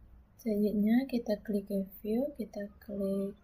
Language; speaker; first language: Indonesian; native; Indonesian